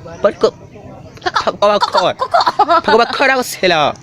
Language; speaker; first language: Cebuano; non-native, learner; Korean